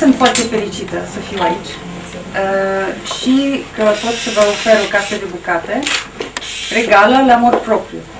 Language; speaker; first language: Romanian; non-native, fluent; English